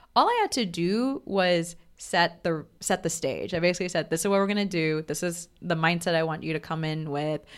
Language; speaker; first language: English; non-native, local second language; Bangla